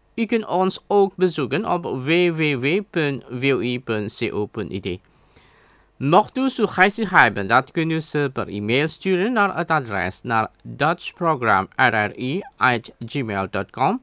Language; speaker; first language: Dutch; non-native, learner; Indonesian